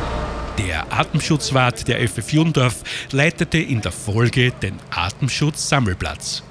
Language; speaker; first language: German; native; German